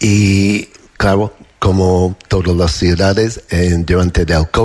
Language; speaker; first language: Spanish; non-native, learner; English